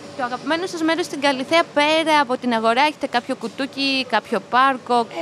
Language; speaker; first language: Greek; native; Greek